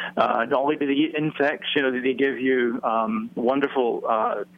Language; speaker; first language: English; native; English